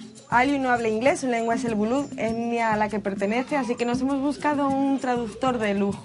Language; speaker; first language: Spanish; native; Spanish